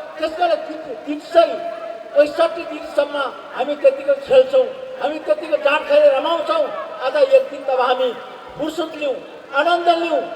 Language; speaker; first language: Nepali; non-native, local second language; Eastern Tamang